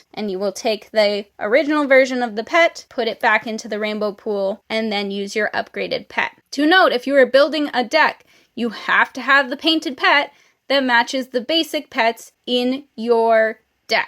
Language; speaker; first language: English; native; English